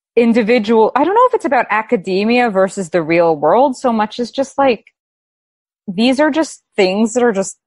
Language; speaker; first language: English; native; English